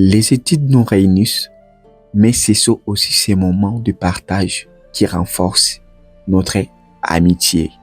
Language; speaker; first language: French; non-native, local second language; Swahili